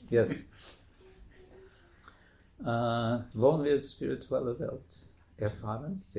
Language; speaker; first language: German; non-native, fluent; English